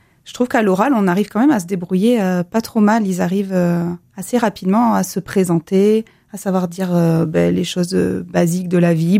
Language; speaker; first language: French; native; French